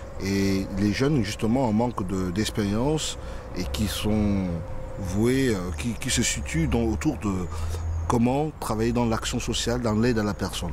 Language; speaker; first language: French; native; French